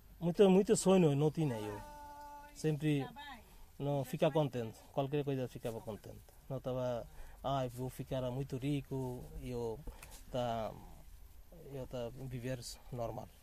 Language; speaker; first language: Portuguese; non-native, learner; Bangla